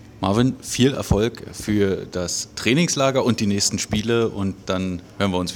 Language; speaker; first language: German; native; German